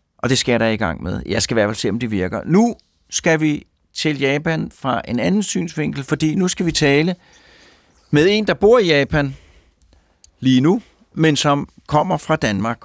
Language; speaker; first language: Danish; native; Danish